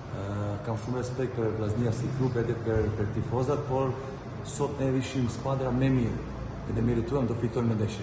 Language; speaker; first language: Albanian; non-native, learner; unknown